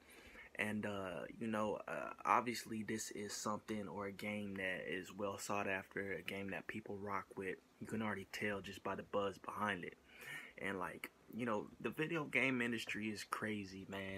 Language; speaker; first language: English; native; English